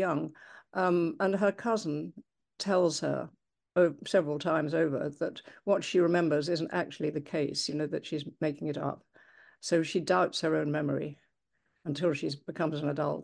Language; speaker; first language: English; native; English